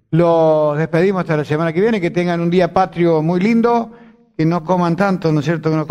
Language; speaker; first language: Spanish; native; Spanish